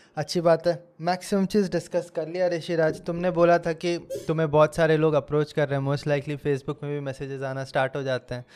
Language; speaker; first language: Hindi; native; Hindi